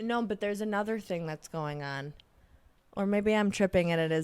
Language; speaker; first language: English; native; English